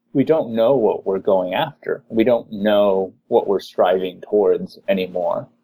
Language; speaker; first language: English; native; English